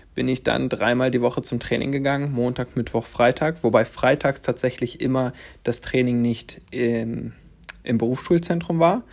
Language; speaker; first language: German; native; German